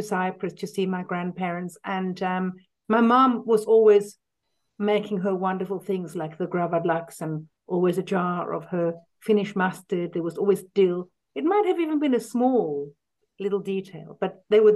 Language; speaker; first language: English; native; English